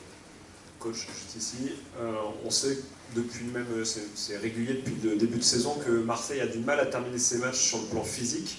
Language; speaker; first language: French; native; French